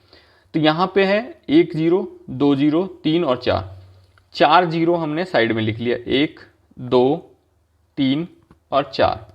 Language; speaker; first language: Hindi; native; Hindi